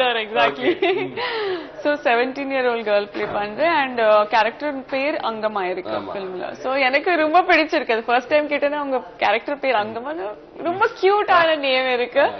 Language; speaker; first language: Tamil; non-native, fluent; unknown